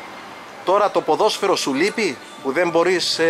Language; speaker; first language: Greek; native; Greek